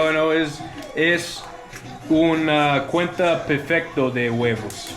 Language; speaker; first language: Spanish; non-native, learner; English